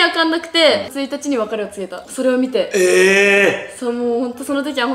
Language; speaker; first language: Japanese; native; Japanese